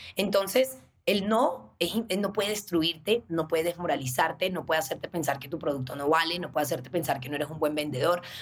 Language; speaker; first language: Spanish; native; Spanish